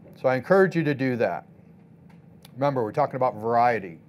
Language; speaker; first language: English; native; English